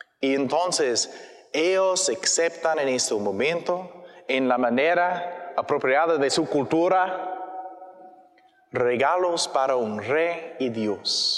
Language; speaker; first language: Spanish; non-native, learner; English